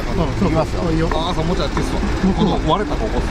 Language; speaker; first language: Japanese; native; Japanese